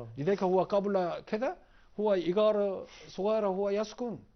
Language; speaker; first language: Egyptian Arabic; non-native, learner; Korean